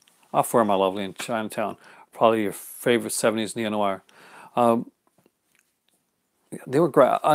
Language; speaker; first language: English; native; English